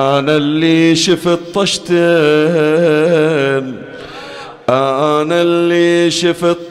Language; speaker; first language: Arabic; native; Arabic